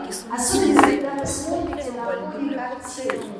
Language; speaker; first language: Russian; native; Russian